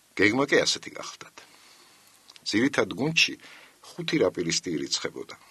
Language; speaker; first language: Georgian; native; Georgian